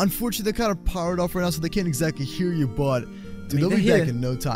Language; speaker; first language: English; native; English